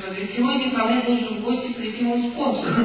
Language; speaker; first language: Russian; native; Russian